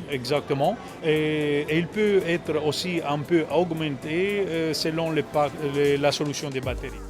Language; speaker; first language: French; non-native, fluent; Italian